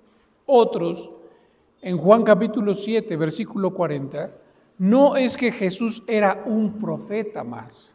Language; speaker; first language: Spanish; native; Spanish